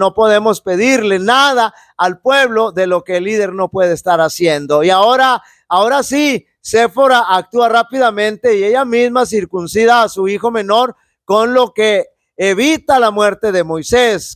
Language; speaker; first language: Spanish; native; Spanish